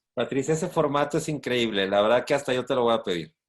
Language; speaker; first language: Spanish; native; Spanish